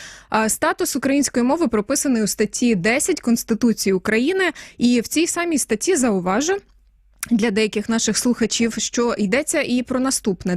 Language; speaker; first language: Ukrainian; native; Ukrainian